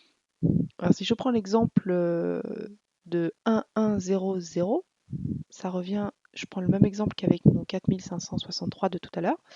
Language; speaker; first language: French; native; French